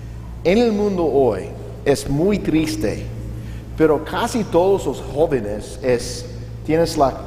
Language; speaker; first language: Spanish; non-native, learner; English